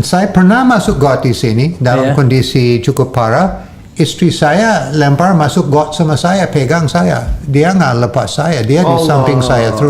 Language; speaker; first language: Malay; non-native, fluent; English